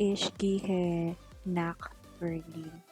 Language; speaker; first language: German; non-native, learner; Filipino